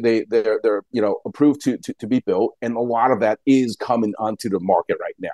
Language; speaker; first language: English; native; English